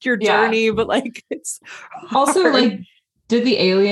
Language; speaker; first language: English; native; English